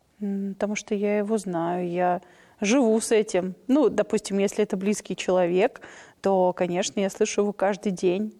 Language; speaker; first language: Russian; native; Russian